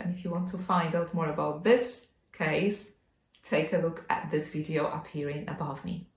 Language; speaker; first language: English; non-native, fluent; Polish